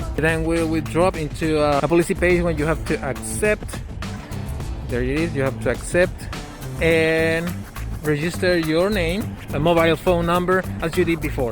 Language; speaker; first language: English; non-native, fluent; Spanish